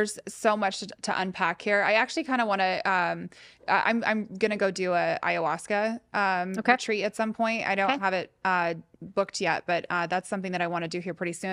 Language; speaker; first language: English; native; English